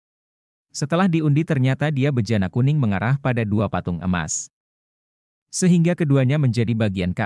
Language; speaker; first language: Indonesian; native; Indonesian